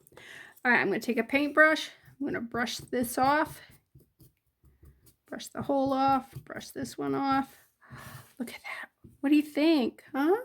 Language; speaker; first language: English; native; English